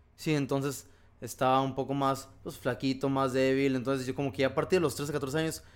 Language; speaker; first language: Spanish; native; Spanish